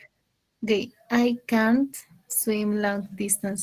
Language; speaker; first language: English; non-native, learner; Spanish